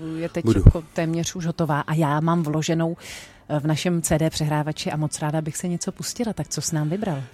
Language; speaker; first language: Czech; native; Czech